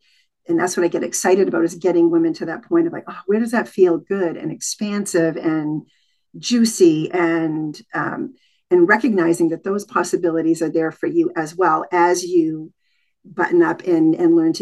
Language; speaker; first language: English; native; English